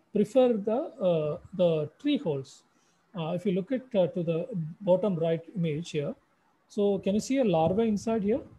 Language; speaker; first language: English; non-native, local second language; Malayalam